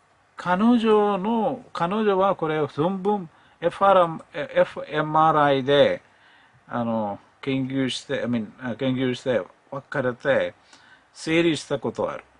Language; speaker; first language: Japanese; non-native, learner; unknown